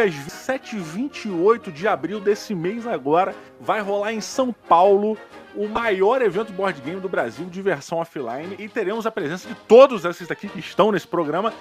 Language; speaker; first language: Portuguese; native; Portuguese